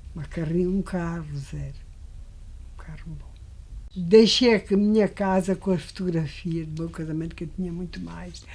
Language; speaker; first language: Portuguese; native; Portuguese